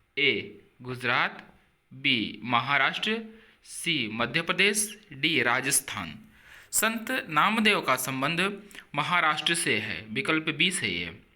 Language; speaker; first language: Hindi; native; Hindi